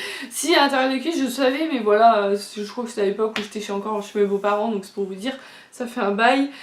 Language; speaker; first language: French; native; French